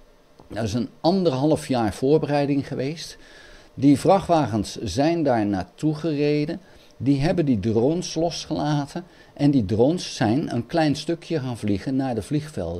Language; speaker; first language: Dutch; native; Dutch